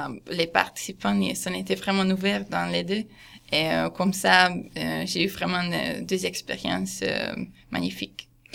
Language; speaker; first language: French; non-native, fluent; Hungarian